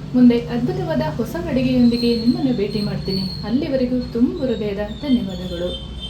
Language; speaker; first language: Kannada; native; Kannada